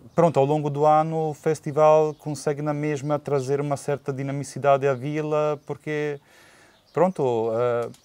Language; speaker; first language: Portuguese; non-native, fluent; Italian